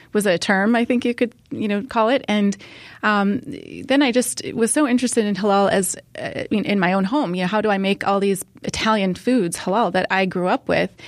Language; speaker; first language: English; native; English